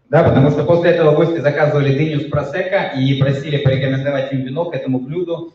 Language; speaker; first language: Russian; native; Russian